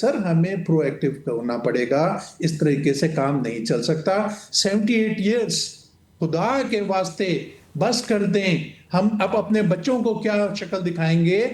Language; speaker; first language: Urdu; non-native, local second language; Punjabi